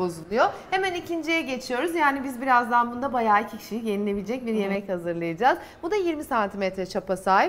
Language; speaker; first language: Turkish; native; Turkish